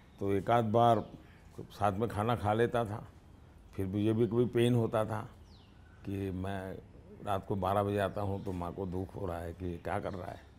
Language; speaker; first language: Hindi; non-native, local second language; Gujarati